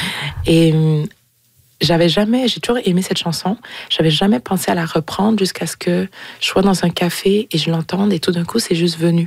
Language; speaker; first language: French; native; French